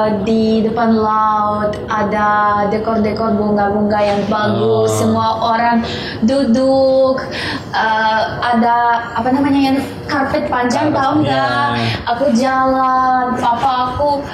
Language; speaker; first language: Indonesian; non-native, learner; Russian